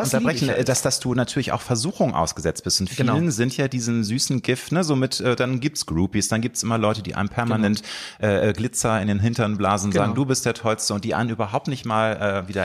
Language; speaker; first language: German; native; German